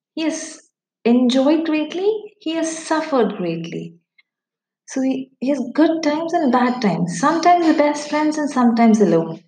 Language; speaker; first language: English; non-native, local second language; Malayalam